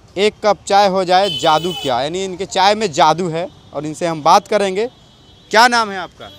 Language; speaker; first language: Hindi; native; Hindi